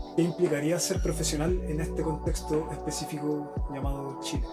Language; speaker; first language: Spanish; native; Spanish